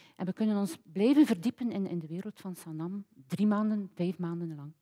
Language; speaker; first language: Dutch; native; Dutch